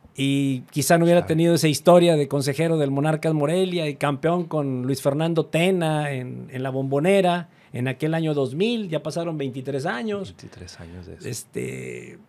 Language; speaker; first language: Spanish; native; Spanish